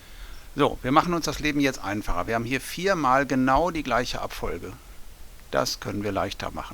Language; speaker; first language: German; native; German